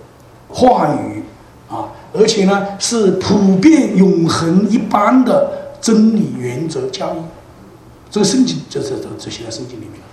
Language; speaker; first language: Chinese; native; Chinese